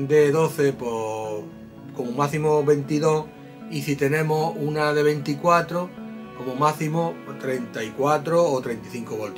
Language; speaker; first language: Spanish; native; Spanish